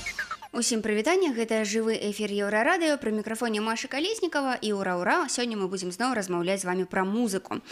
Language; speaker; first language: Belarusian; non-native, local second language; Russian